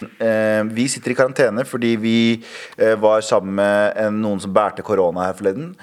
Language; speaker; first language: Norwegian; early bilingual, other home language; Kurdish